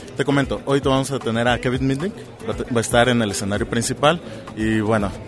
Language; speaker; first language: Spanish; native; Spanish